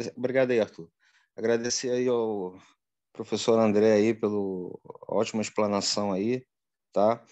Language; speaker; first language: Portuguese; native; Portuguese